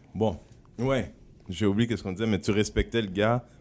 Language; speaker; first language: French; non-native, local second language; Haitian Creole